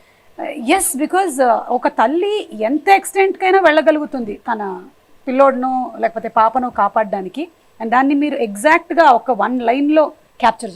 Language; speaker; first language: Telugu; native; Telugu